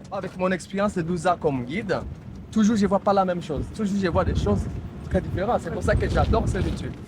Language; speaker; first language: French; non-native, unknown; Masai